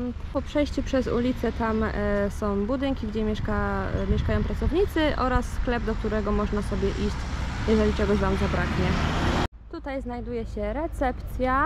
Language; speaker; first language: Polish; native; Polish